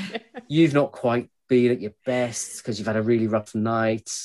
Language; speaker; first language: English; native; English